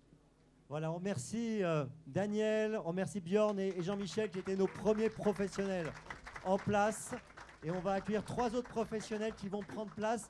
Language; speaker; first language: French; native; French